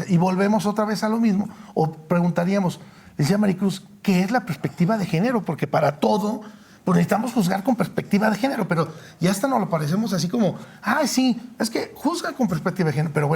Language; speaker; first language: Spanish; native; Spanish